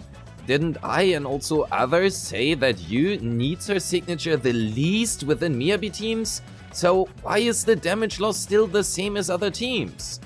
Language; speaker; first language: English; non-native, fluent; German